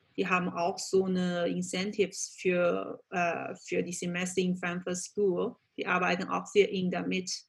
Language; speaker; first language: German; non-native, fluent; Chinese